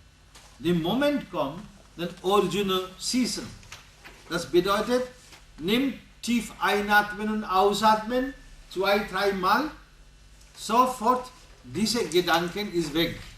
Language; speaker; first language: German; non-native, learner; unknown